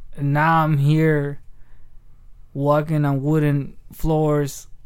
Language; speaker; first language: English; early bilingual, other home language; Spanish